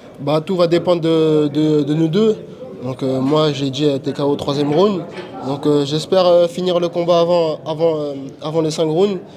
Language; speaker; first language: French; native; French